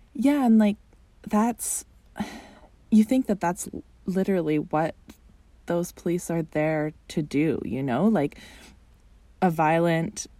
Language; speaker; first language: English; native; English